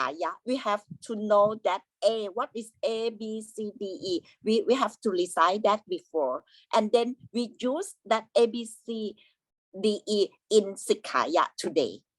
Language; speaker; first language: English; non-native, learner; Thai